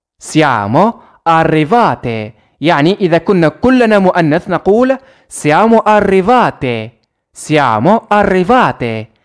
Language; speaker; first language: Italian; non-native, fluent; Arabic